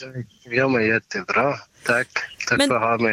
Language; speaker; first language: Swedish; non-native, learner; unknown